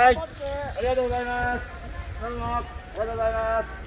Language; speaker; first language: Japanese; native; Japanese